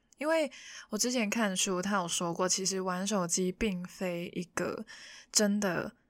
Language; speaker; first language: Chinese; non-native, local second language; Cantonese